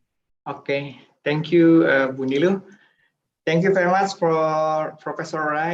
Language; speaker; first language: English; non-native, fluent; Indonesian